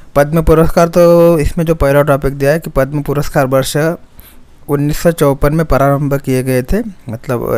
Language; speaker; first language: Hindi; non-native, local second language; Marathi